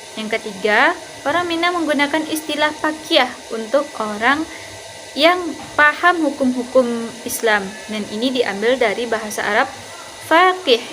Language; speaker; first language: Indonesian; non-native, local second language; Minangkabau